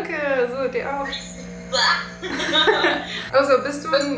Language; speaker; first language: German; non-native, learner; English